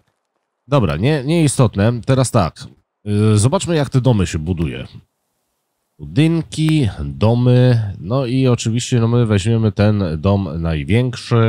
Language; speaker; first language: Polish; native; Polish